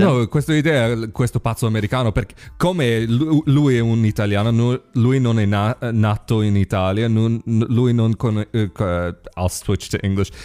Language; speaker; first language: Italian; non-native, learner; English